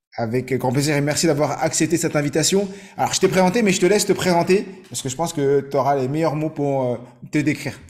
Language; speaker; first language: French; native; French